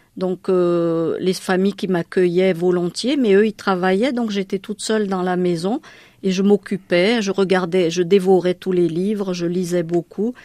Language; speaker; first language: French; non-native, local second language; Malagasy